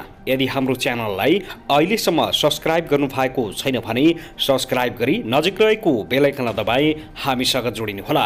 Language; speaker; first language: Nepali; native; Nepali